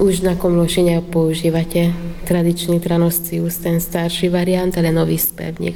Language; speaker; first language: Slovak; native; Slovak